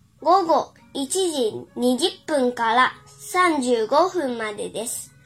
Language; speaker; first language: Japanese; early bilingual, other home language; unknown